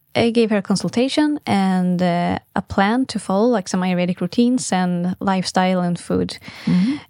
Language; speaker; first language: English; non-native, fluent; Swedish